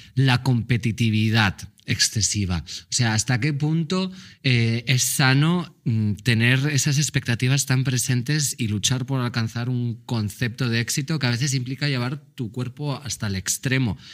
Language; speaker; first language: Spanish; native; Spanish